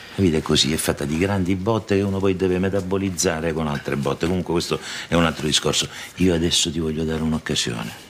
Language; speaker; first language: Italian; native; Italian